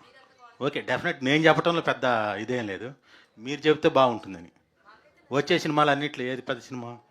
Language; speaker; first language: Telugu; native; Telugu